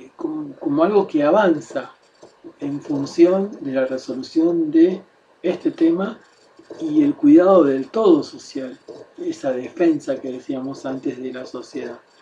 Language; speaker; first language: Spanish; native; Spanish